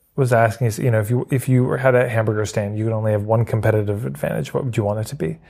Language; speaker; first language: English; native; English